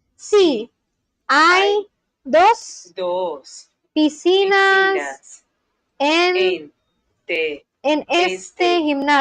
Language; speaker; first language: Spanish; non-native, learner; Bangla